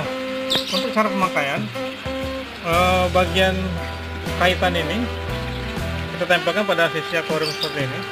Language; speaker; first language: Indonesian; native; Indonesian